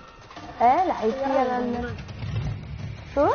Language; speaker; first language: Arabic; native; Arabic